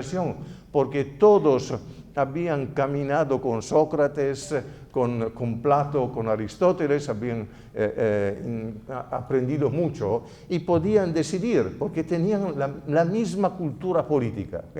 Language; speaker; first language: Spanish; non-native, fluent; Italian